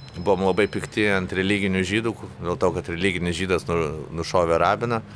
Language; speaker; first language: Lithuanian; native; Lithuanian